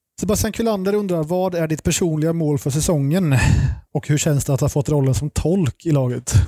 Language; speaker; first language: Swedish; native; Swedish